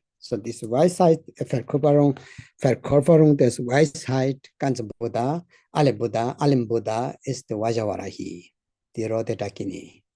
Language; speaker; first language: German; non-native, learner; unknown